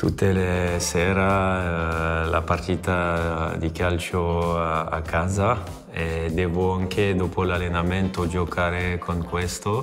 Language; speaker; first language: Italian; non-native, fluent; French